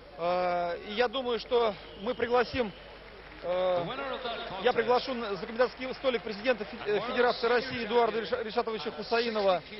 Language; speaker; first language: Russian; native; Russian